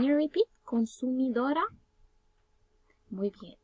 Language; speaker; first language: Spanish; early bilingual, heritage; Spanish